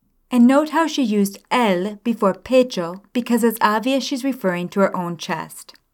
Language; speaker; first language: English; native; English